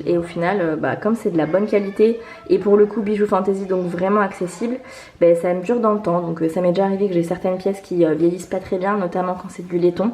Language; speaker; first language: French; native; French